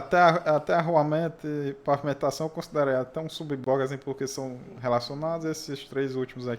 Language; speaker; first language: Portuguese; native; Portuguese